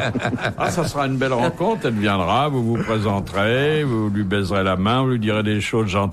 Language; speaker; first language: French; native; French